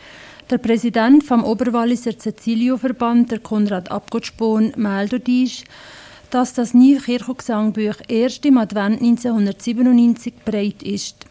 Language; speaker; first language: German; native; German